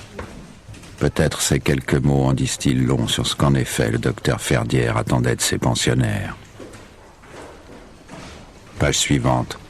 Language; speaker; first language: French; native; French